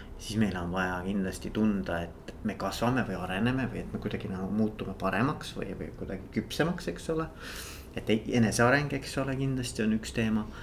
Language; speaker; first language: Estonian; native; Estonian